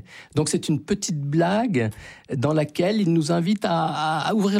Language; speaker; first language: French; native; French